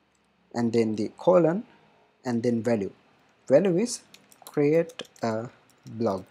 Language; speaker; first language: English; non-native, fluent; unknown